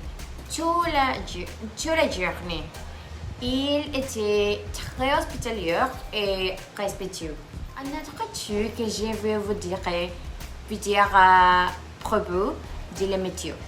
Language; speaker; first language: French; non-native, learner; Spanish